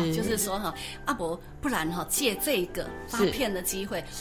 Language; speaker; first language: Chinese; non-native, local second language; Min Nan Chinese